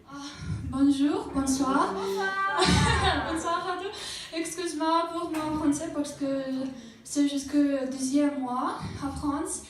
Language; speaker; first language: French; non-native, learner; Russian